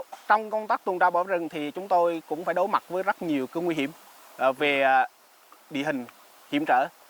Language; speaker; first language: Vietnamese; native; Vietnamese